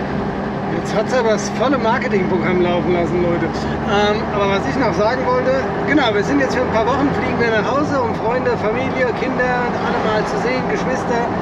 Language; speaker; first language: German; native; German